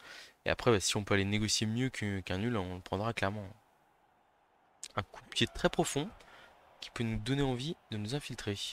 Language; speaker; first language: French; native; French